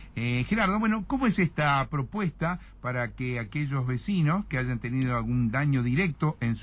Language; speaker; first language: Spanish; native; Spanish